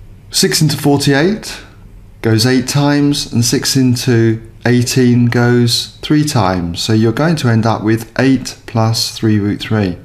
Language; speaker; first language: English; native; English